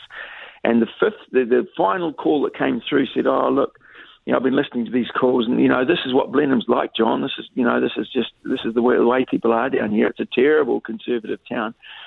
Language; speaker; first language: English; native; English